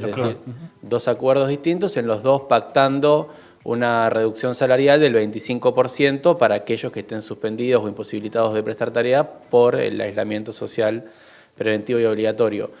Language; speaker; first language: Spanish; native; Spanish